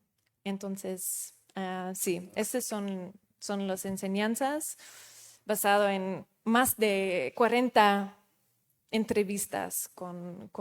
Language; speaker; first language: Spanish; non-native, fluent; Dutch